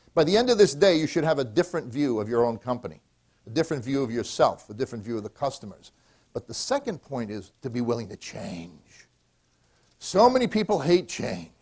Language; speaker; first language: English; native; English